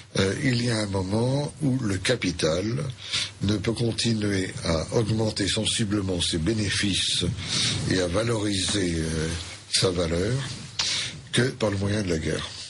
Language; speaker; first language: French; native; French